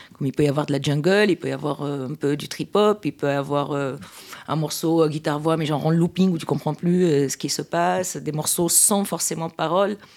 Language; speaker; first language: French; non-native, local second language; Arabic